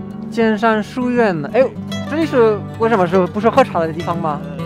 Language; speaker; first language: Chinese; non-native, fluent; French